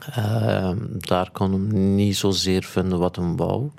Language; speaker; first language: Dutch; early bilingual, other home language; Turkish